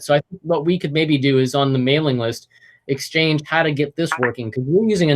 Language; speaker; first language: English; native; English